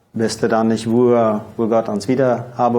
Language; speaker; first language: German; non-native, local second language; Plautdietsch